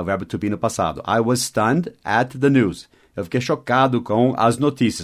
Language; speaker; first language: English; native; English